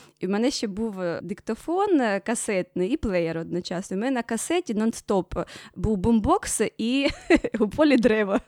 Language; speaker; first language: Ukrainian; native; Ukrainian